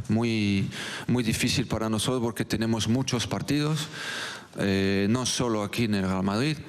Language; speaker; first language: Spanish; non-native, local second language; French